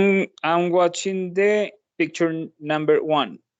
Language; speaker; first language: English; non-native, learner; Spanish